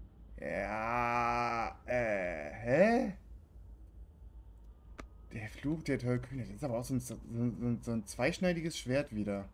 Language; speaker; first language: German; native; German